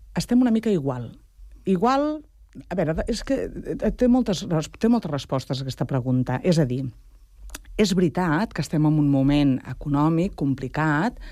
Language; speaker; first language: Catalan; native; Catalan